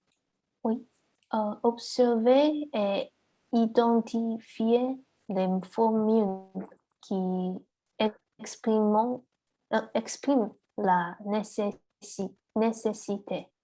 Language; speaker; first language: French; non-native, learner; Chinese